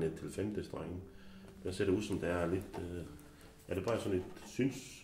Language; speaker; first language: Danish; native; Danish